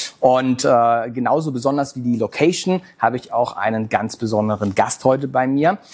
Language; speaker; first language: German; native; German